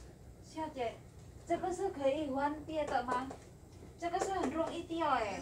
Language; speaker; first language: Chinese; non-native, learner; Indonesian